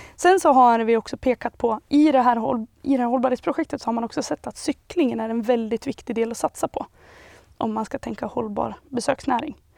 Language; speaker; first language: Swedish; native; Swedish